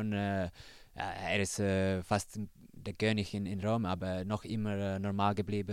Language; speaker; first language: German; non-native, learner; Finnish